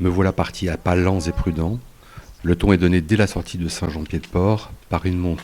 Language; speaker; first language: French; native; French